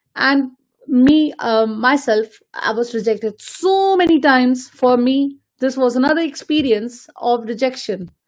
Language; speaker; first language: English; non-native, local second language; Hindi